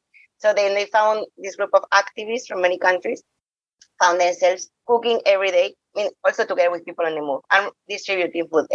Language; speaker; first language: English; non-native, fluent; Spanish